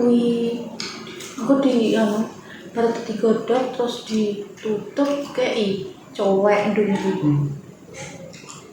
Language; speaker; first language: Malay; non-native, local second language; Javanese